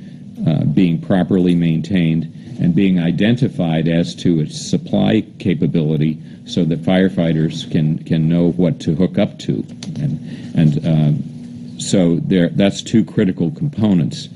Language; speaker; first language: English; native; English